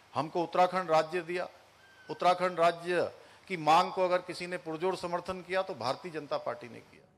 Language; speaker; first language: Hindi; native; Hindi